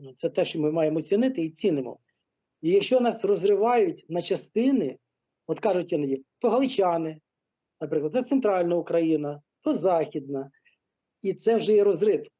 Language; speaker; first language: Ukrainian; non-native, local second language; Russian